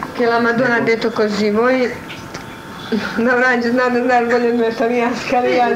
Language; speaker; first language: Italian; non-native, learner; Croatian